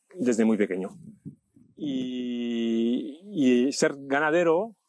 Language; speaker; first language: Spanish; non-native, fluent; French